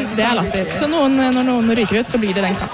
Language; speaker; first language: Norwegian; native; Norwegian